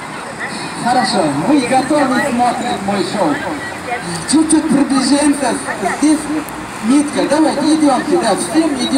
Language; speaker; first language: Russian; non-native, learner; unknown